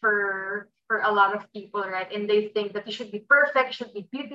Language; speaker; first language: English; non-native, local second language; Filipino